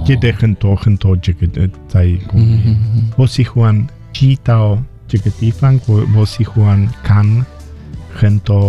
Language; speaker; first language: Chinese; non-native, learner; English